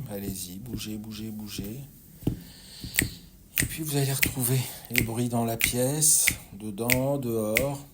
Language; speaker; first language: French; native; French